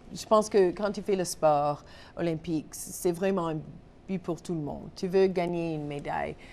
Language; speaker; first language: French; non-native, local second language; English